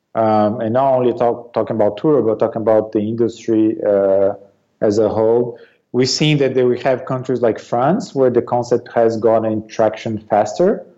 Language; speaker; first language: English; non-native, fluent; Portuguese